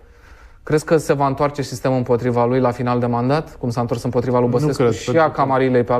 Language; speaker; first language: Romanian; native; Romanian